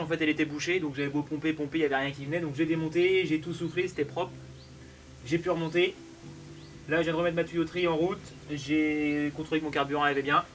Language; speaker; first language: French; native; French